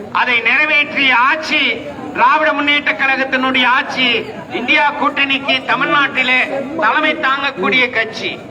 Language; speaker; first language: Tamil; native; Tamil